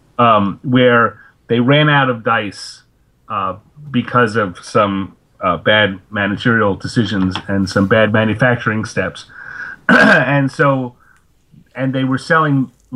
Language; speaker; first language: English; native; English